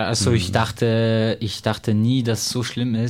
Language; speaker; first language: German; non-native, fluent; French